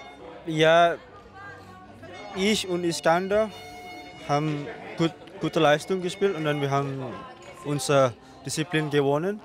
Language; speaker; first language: German; non-native, learner; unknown